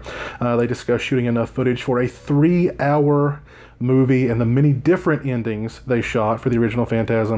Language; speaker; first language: English; native; English